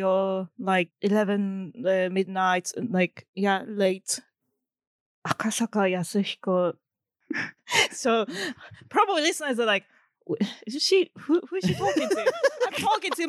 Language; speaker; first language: English; non-native, fluent; Japanese